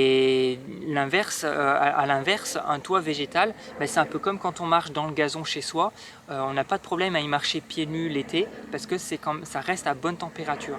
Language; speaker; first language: French; native; French